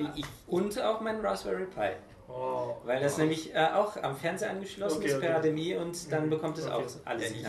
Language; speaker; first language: German; native; German